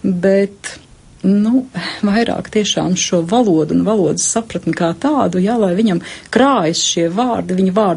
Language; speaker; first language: Latvian; native; Latvian